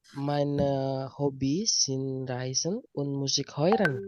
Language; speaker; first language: German; non-native, learner; Indonesian